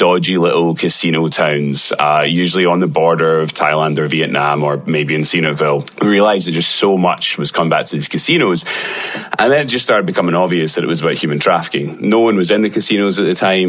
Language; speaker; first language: English; native; English